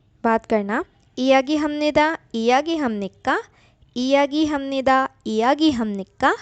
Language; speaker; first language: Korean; non-native, learner; Urdu